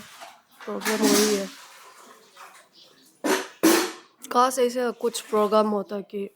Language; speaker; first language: Hindi; non-native, local second language; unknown